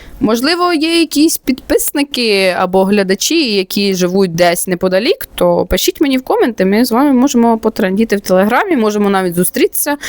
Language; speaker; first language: Ukrainian; non-native, local second language; Russian